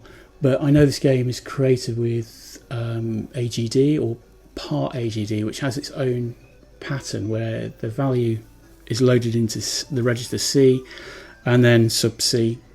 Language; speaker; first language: English; native; English